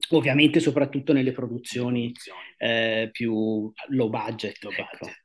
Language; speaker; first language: Italian; native; Italian